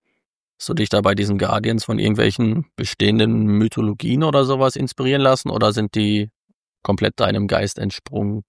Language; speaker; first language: German; native; German